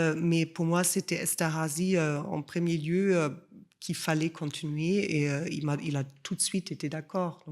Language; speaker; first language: French; non-native, fluent; German